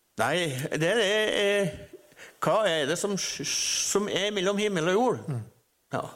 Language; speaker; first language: Norwegian; native; Norwegian